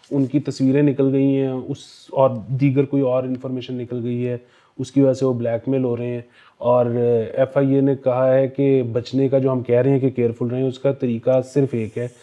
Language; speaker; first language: Urdu; native; Urdu